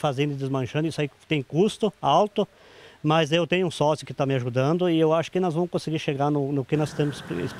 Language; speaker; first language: Portuguese; native; Portuguese